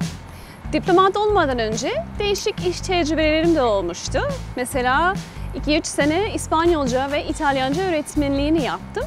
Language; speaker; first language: Turkish; non-native, fluent; English